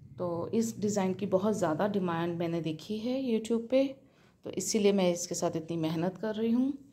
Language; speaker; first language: Hindi; native; Hindi